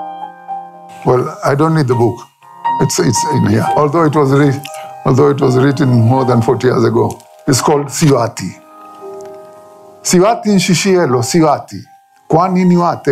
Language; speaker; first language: English; non-native, local second language; Swahili